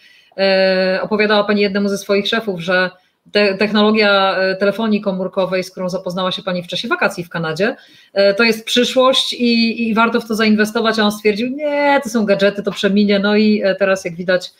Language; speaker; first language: Polish; native; Polish